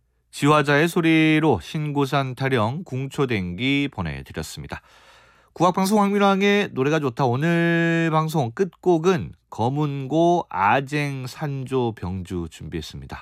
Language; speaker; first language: Korean; native; Korean